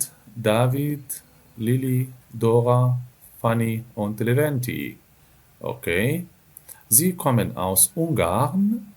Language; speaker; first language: German; non-native, fluent; Arabic